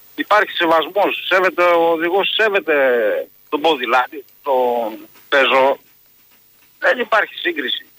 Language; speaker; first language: Greek; native; Greek